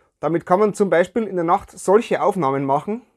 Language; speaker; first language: German; native; German